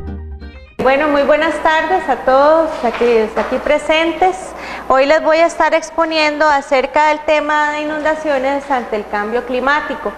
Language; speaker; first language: Spanish; native; Spanish